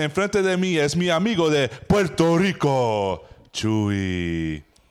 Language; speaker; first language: Spanish; non-native, learner; English